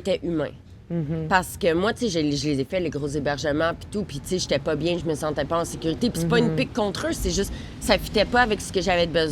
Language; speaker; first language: French; native; French